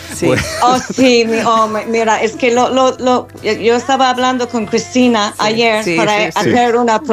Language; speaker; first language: Spanish; non-native, fluent; English